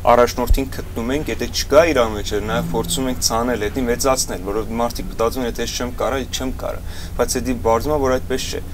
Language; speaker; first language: Armenian; early bilingual, heritage; Armenian